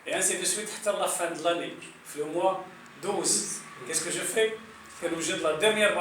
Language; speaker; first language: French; non-native, local second language; Arabic